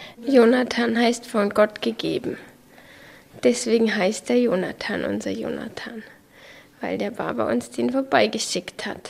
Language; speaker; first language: German; native; German